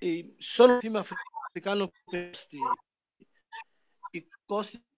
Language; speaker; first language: Italian; non-native, learner; Portuguese